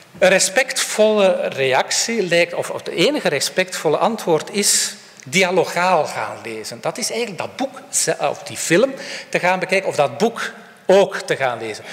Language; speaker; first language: Dutch; native; Dutch